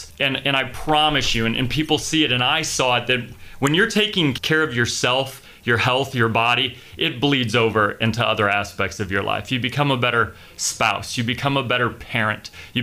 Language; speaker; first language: English; native; English